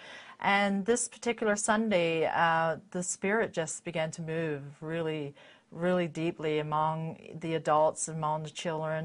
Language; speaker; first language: English; native; English